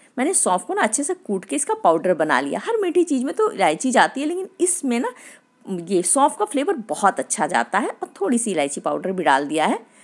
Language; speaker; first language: Hindi; native; Hindi